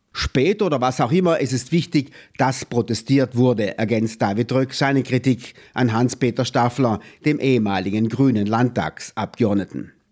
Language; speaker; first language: German; native; German